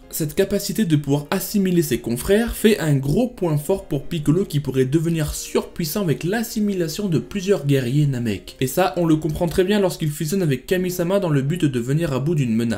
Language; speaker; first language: French; native; French